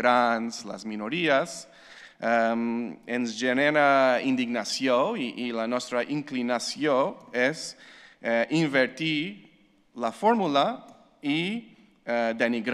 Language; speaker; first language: Catalan; non-native, fluent; English